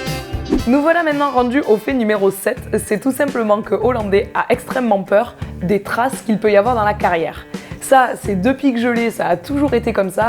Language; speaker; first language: French; native; French